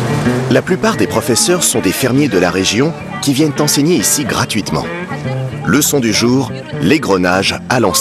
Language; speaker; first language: French; native; French